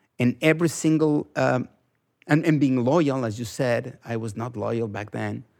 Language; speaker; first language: English; non-native, fluent; Spanish